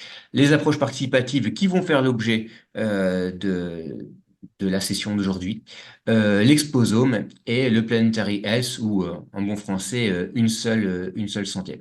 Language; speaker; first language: French; native; French